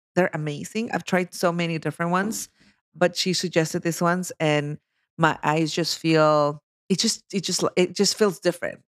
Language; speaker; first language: English; non-native, fluent; Spanish